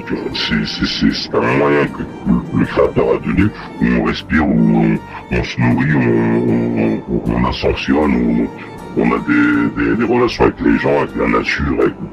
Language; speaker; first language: French; native; French